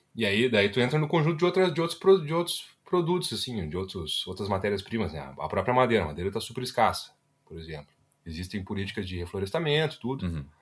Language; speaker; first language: Portuguese; native; Portuguese